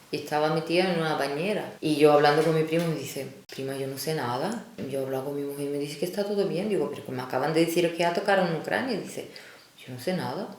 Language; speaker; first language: Spanish; non-native, fluent; Russian